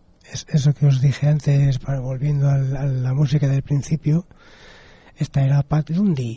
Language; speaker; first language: Spanish; native; Spanish